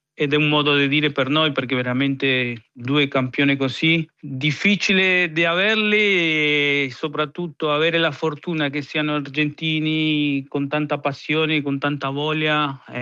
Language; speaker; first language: Italian; non-native, fluent; Spanish